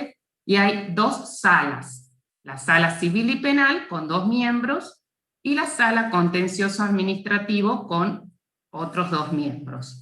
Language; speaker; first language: Spanish; native; Spanish